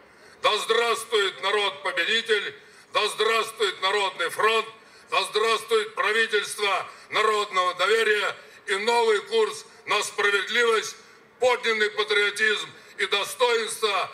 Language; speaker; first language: Russian; native; Russian